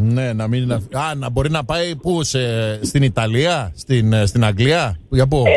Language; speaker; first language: Greek; native; Greek